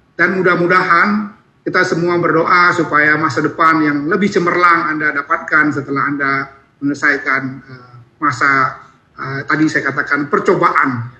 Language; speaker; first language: Indonesian; native; Indonesian